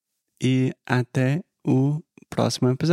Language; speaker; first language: Portuguese; non-native, fluent; English